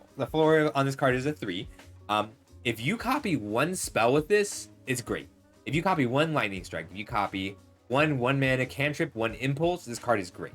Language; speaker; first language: English; native; English